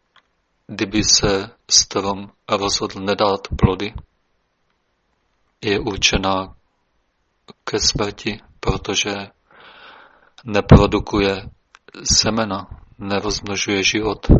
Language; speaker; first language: Czech; native; Czech